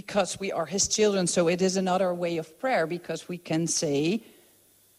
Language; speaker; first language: English; non-native, fluent; Dutch